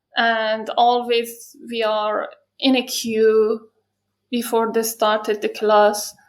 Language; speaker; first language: English; non-native, learner; Persian